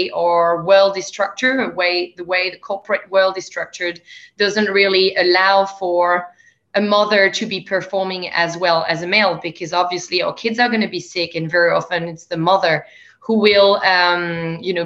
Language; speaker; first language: English; non-native, fluent; French